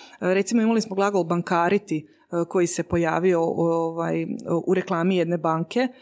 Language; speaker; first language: Croatian; native; Croatian